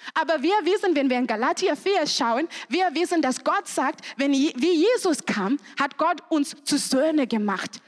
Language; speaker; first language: German; non-native, fluent; Shona